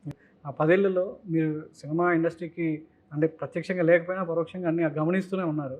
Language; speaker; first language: Telugu; native; Telugu